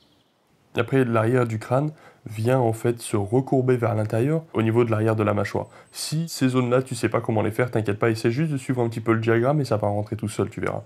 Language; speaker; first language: French; native; French